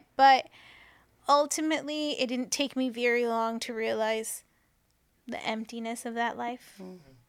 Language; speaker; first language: English; early bilingual, other home language; Spanish